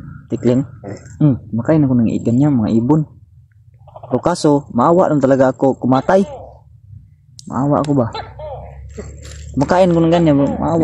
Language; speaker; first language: Filipino; non-native, local second language; Cebuano